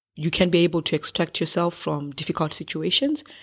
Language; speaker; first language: English; non-native, local second language; Shona